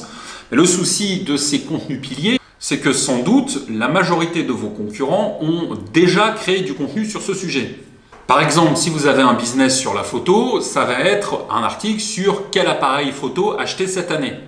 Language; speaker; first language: French; native; French